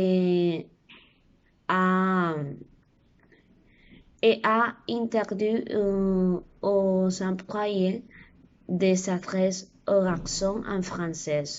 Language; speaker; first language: French; non-native, learner; Spanish